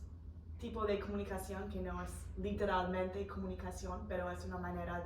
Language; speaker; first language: Spanish; non-native, fluent; English